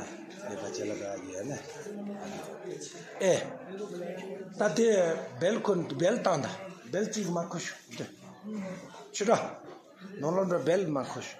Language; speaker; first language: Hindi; non-native, learner; Tibetan